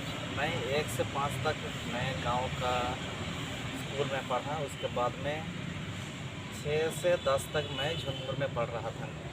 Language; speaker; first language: Hindi; non-native, local second language; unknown